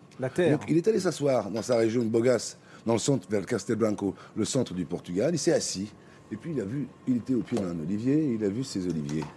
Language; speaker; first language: French; native; French